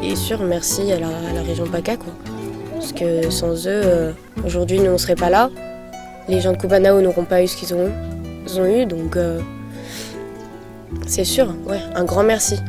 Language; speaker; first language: French; native; French